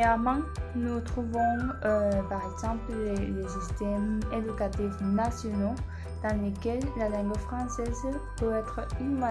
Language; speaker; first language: French; non-native, learner; Spanish